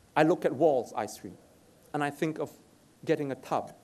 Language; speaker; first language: English; native; English